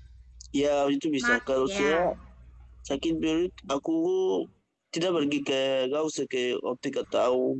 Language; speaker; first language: Indonesian; non-native, fluent; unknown